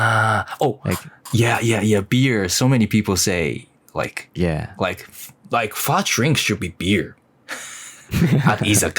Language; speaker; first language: English; non-native, learner; Japanese